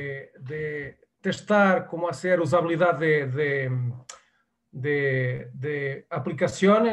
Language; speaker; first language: Spanish; non-native, fluent; Portuguese